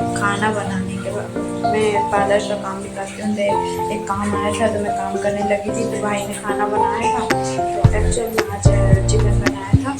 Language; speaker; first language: Hindi; native; Hindi